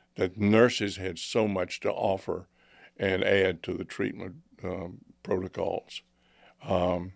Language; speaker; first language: English; native; English